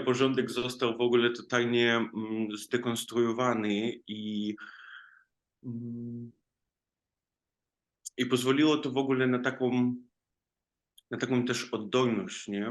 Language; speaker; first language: Polish; non-native, fluent; Ukrainian